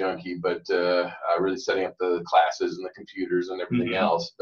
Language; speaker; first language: English; native; English